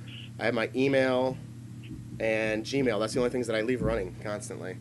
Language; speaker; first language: English; native; English